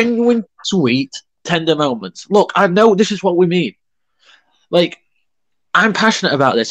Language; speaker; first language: English; native; English